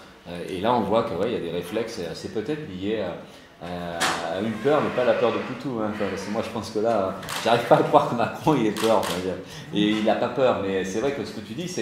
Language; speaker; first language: French; native; French